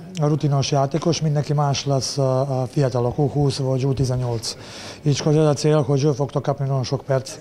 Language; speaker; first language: Hungarian; non-native, learner; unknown